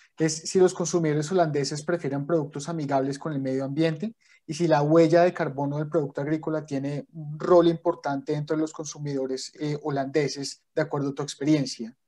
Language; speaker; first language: Spanish; native; Spanish